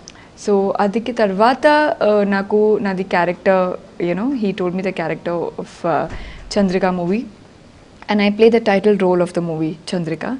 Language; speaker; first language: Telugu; non-native, learner; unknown